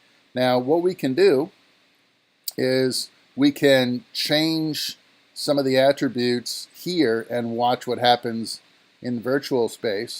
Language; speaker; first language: English; native; English